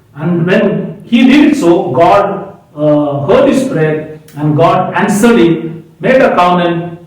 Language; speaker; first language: English; non-native, local second language; Hindi